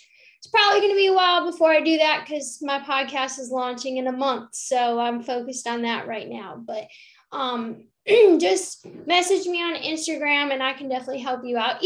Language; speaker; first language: English; native; English